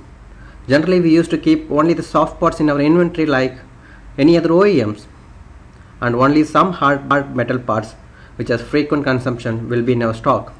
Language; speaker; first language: English; non-native, local second language; Tamil